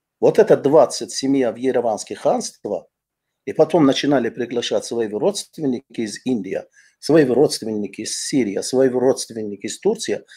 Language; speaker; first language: Russian; non-native, fluent; Azerbaijani